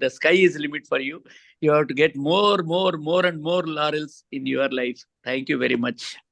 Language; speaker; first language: English; non-native, local second language; Telugu